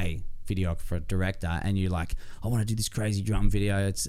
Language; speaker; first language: English; native; English